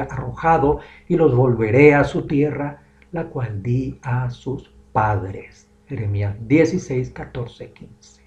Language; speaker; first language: Spanish; native; Spanish